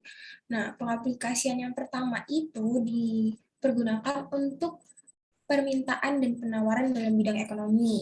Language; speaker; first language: Indonesian; native; Indonesian